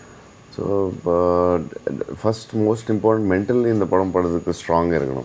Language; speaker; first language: Tamil; non-native, learner; Telugu